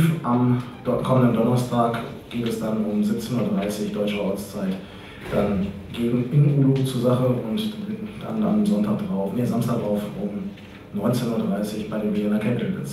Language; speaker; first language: German; native; German